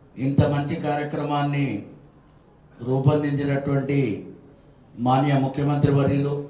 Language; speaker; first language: Telugu; native; Telugu